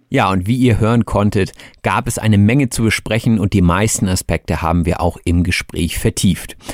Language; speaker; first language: German; native; German